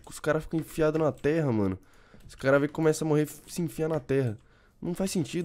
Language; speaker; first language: Portuguese; native; Portuguese